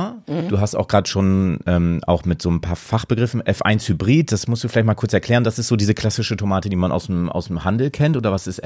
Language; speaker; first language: German; native; German